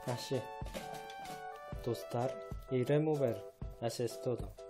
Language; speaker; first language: Spanish; non-native, fluent; Korean